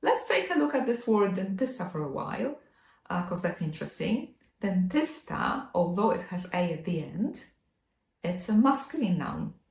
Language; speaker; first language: English; non-native, fluent; Polish